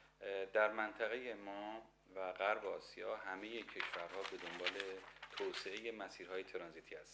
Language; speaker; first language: Persian; native; Persian